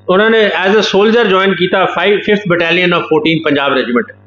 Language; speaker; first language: Hindi; non-native, local second language; Punjabi